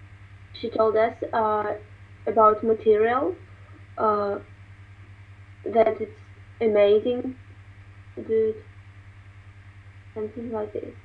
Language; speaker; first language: English; non-native, learner; Russian